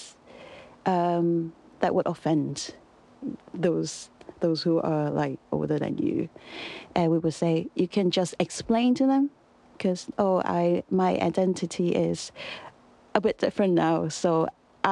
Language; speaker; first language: English; non-native, local second language; Cantonese